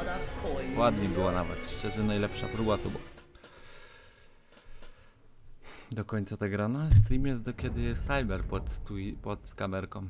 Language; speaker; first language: Polish; native; Polish